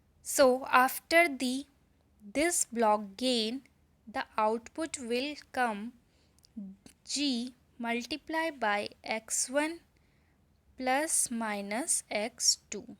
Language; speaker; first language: English; non-native, local second language; Hindi